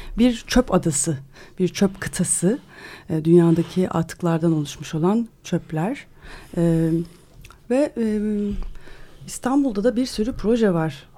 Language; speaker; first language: Turkish; native; Turkish